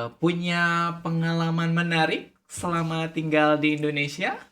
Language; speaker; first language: Indonesian; native; Indonesian